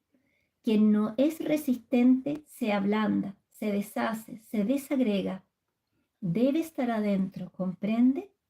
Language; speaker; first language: Spanish; native; Spanish